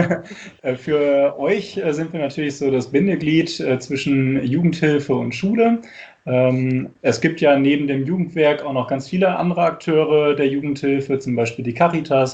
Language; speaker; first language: German; native; German